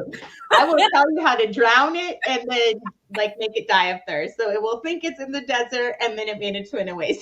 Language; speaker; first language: English; native; English